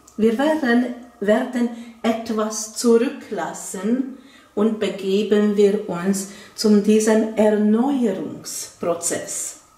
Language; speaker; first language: German; non-native, fluent; Hungarian